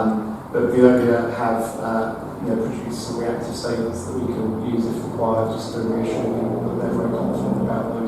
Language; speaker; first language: English; native; English